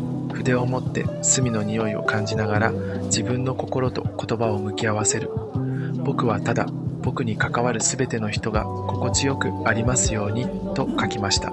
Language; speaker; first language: Japanese; native; Japanese